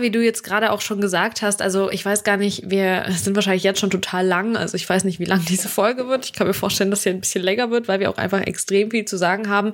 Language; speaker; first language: German; early bilingual, other home language; Russian